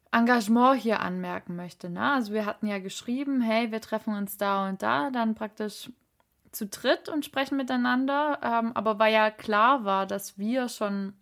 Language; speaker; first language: German; native; German